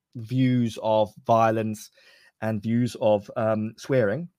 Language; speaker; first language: English; native; English